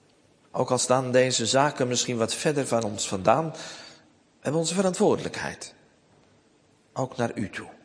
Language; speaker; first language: Dutch; native; Dutch